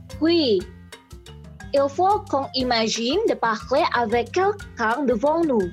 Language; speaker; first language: French; non-native, learner; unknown